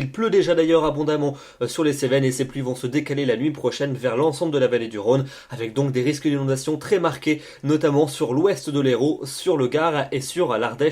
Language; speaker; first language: French; native; French